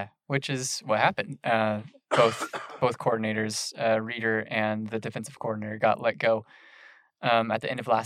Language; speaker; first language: English; native; English